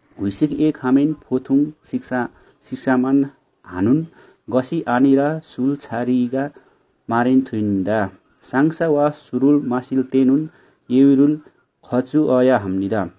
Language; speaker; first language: Korean; non-native, learner; Nepali